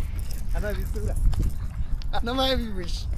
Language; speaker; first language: Arabic; non-native, learner; Hindi